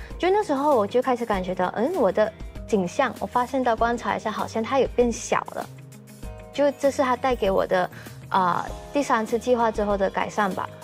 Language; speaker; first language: Chinese; native; Chinese